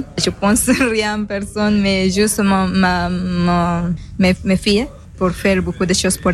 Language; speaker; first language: French; non-native, learner; Spanish